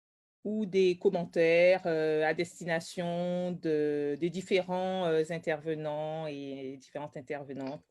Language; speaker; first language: French; native; French